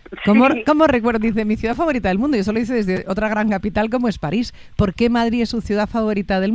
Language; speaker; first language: Spanish; native; Spanish